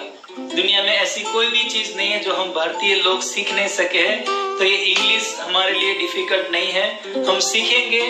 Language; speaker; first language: Hindi; non-native, local second language; Gujarati